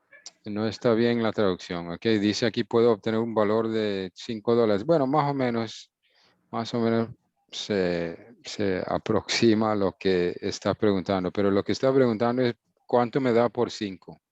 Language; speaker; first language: Spanish; non-native, fluent; English